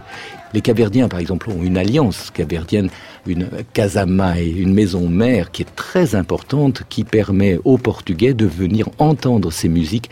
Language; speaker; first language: French; native; French